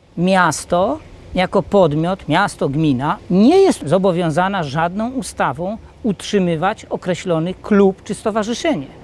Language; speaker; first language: Polish; native; Polish